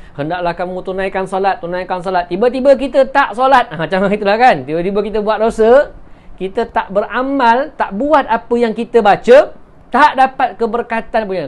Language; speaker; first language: Malay; native; Malay